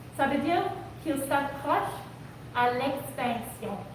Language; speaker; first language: French; non-native, local second language; English